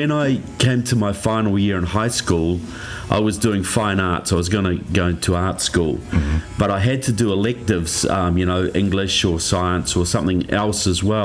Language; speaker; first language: English; native; English